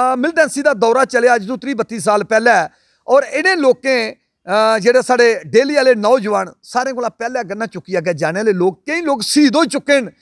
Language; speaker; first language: Punjabi; non-native, local second language; Dogri